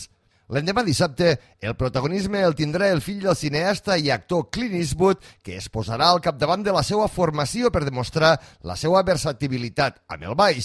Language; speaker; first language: Catalan; native; Catalan